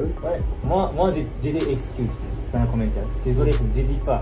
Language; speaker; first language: French; non-native, learner; Japanese